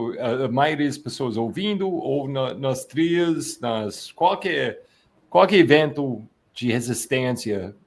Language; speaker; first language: Portuguese; non-native, fluent; English